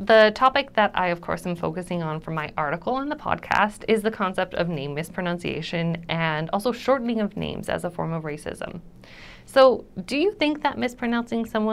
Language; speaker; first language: English; native; English